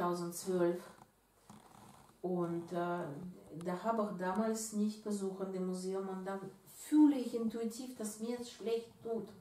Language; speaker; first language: German; non-native, learner; Russian